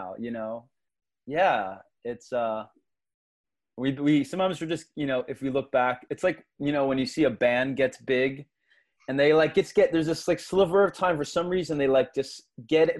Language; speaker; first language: English; native; English